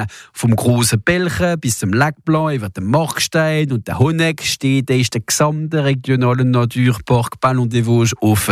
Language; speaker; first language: German; non-native, local second language; French